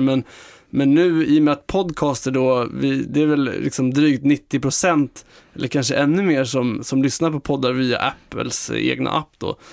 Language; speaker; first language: Swedish; native; Swedish